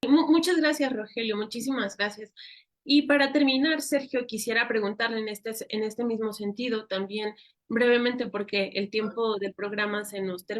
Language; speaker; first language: Spanish; native; Spanish